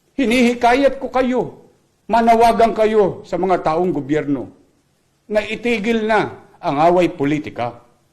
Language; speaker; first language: Filipino; native; Filipino